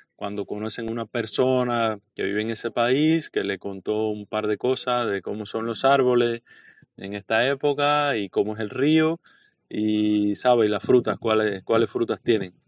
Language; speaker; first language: Spanish; native; Spanish